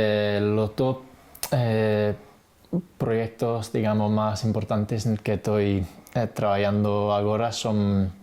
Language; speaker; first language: Spanish; non-native, fluent; English